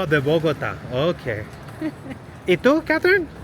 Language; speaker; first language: Spanish; non-native, learner; English